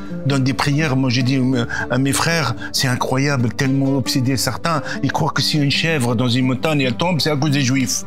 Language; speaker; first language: French; non-native, local second language; Arabic